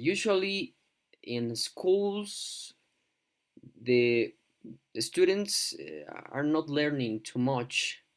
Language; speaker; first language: English; non-native, fluent; Spanish